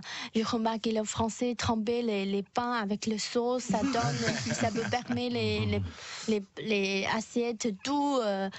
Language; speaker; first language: French; non-native, learner; Chinese